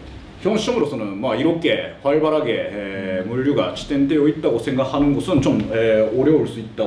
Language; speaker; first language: Korean; early bilingual, heritage; Korean